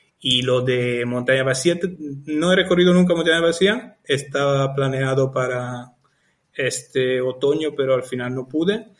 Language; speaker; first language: Spanish; non-native, fluent; Italian